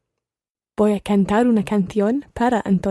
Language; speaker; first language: Spanish; non-native, learner; English